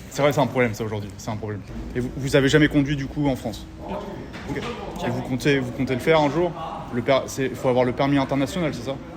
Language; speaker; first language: French; native; French